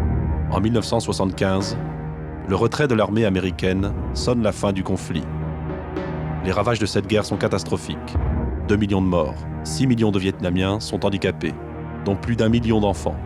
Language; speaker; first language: French; native; French